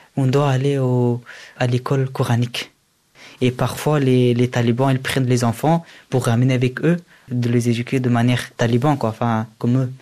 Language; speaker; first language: French; early bilingual, other home language; Persian